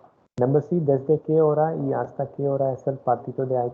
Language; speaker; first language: Spanish; non-native, fluent; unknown